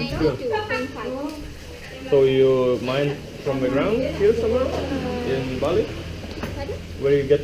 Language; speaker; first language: English; non-native, learner; Lithuanian